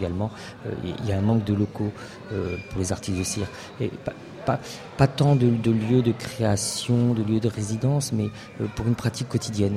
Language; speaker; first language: French; native; French